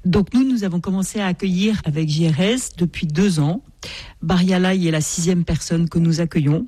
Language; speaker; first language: French; native; French